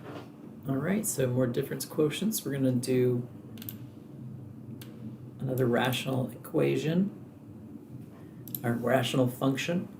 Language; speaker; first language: English; native; English